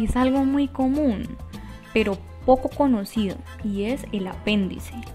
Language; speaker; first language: Spanish; native; Spanish